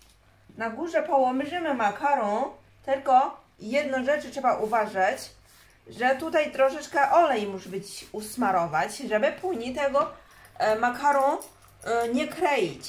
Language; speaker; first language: Polish; non-native, learner; Chinese